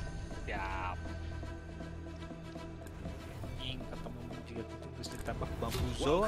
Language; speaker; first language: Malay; non-native, local second language; Sundanese